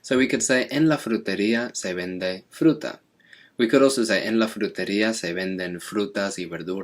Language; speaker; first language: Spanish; non-native, fluent; English